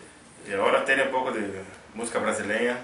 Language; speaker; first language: Spanish; non-native, learner; Portuguese